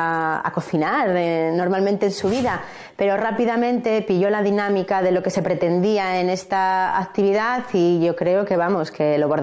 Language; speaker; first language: Spanish; native; Spanish